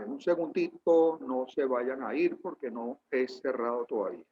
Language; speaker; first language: Spanish; native; Spanish